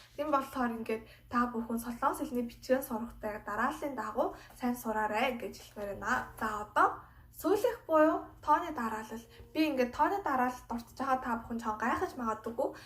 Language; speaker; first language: Mongolian; non-native, fluent; Korean